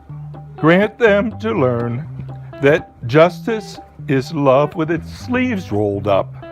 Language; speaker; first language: English; native; English